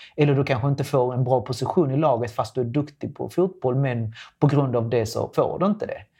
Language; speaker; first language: Swedish; non-native, fluent; Spanish